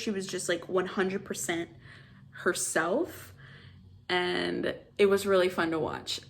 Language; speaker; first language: English; native; English